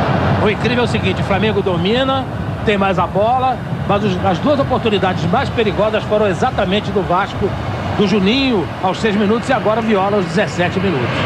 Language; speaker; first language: Portuguese; native; Portuguese